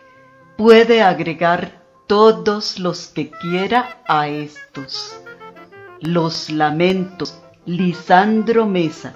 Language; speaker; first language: Spanish; native; Spanish